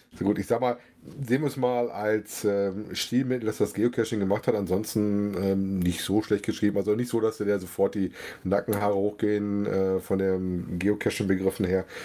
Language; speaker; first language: German; native; German